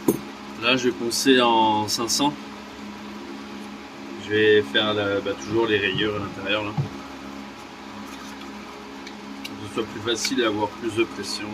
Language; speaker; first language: French; native; French